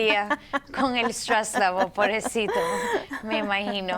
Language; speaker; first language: Spanish; early bilingual, heritage; Spanish